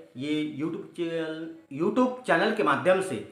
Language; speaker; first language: Hindi; non-native, local second language; Marathi